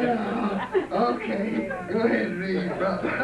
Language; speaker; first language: English; native; English